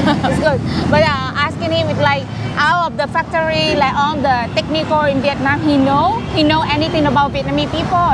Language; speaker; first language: English; non-native, learner; Vietnamese